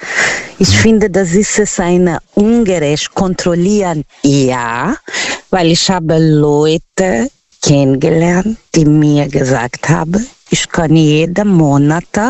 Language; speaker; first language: German; non-native, learner; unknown